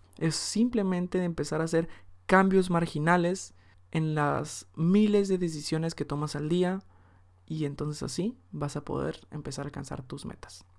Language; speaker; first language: Spanish; early bilingual, heritage; Spanish